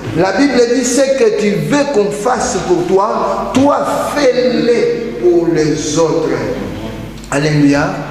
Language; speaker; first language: French; non-native, local second language; Lingala